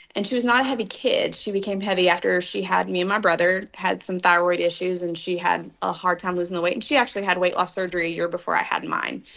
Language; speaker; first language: English; native; English